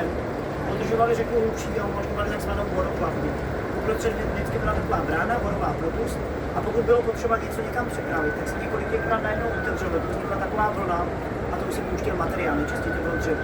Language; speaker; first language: Czech; native; Czech